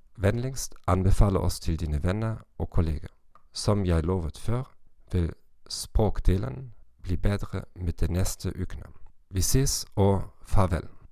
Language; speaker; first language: Norwegian; non-native, learner; German